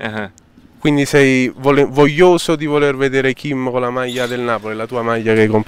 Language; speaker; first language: Italian; native; Italian